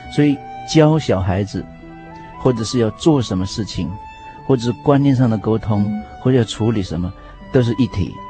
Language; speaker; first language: Chinese; non-native, local second language; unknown